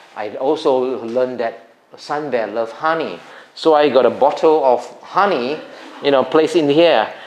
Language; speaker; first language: English; non-native, local second language; Min Nan Chinese